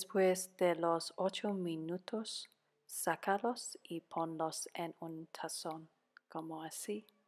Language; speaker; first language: Spanish; non-native, fluent; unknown